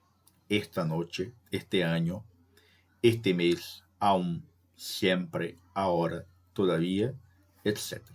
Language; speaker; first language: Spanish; non-native, fluent; Portuguese